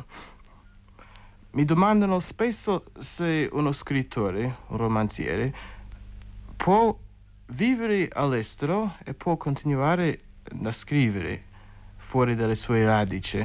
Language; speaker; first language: Italian; non-native, fluent; English